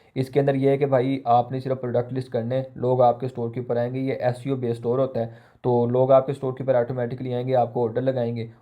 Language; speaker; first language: Urdu; non-native, local second language; Punjabi